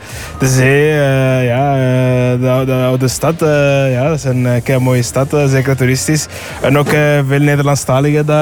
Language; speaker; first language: Dutch; early bilingual, other home language; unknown